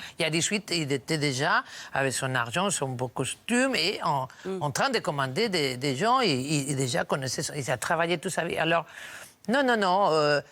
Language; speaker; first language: French; non-native, fluent; Spanish